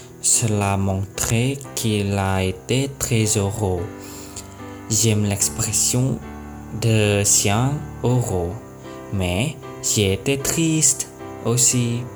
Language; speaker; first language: French; non-native, learner; Indonesian